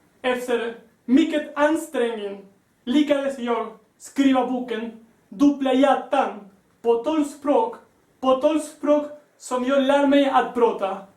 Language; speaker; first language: Swedish; non-native, learner; Spanish